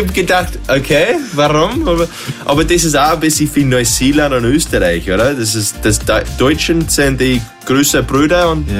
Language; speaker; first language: German; non-native, learner; English